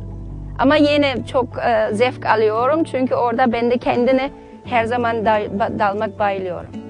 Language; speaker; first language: Turkish; non-native, learner; German